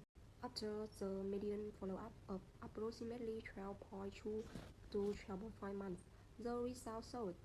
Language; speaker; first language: English; non-native, learner; Vietnamese